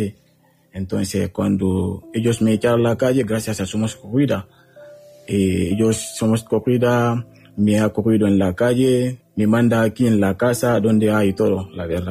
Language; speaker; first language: Spanish; non-native, learner; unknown